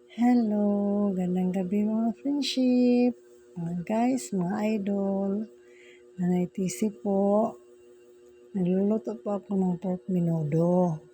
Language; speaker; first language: Filipino; non-native, local second language; Cebuano